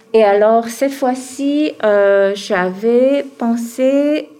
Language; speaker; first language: French; early bilingual, other home language; Korean